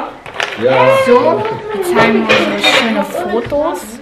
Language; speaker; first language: German; early bilingual, heritage; Filipino